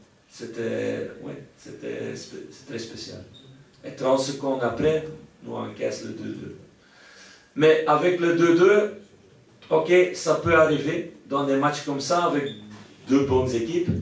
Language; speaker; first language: French; non-native, local second language; Dutch